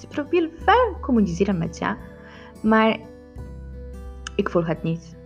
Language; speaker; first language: Dutch; non-native, learner; Polish